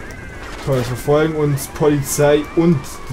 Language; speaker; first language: German; native; German